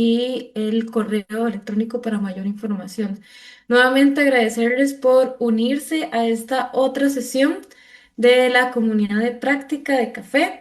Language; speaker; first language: Spanish; native; Spanish